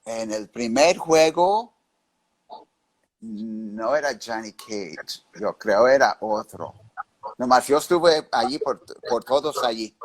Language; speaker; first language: Spanish; early bilingual, heritage; English